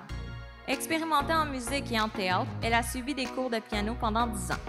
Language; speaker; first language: French; native; French